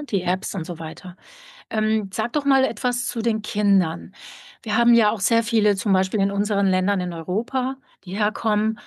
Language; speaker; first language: German; native; German